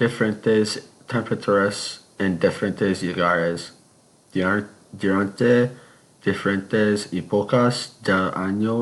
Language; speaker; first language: Spanish; non-native, learner; English